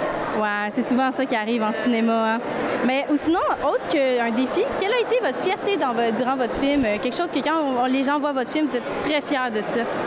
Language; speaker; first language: French; native; French